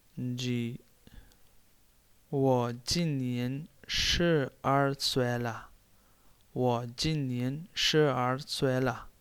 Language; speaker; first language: Chinese; non-native, fluent; Urdu